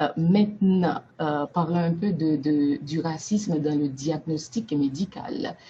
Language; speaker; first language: French; non-native, local second language; Haitian Creole